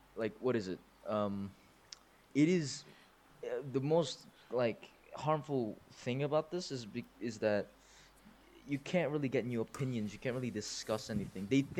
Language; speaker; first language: English; non-native, fluent; Korean